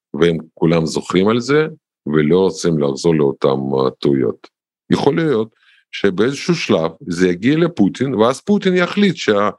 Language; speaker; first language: Hebrew; non-native, fluent; Russian